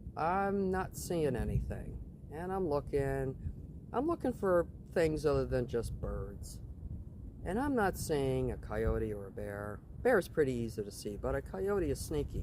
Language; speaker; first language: English; native; English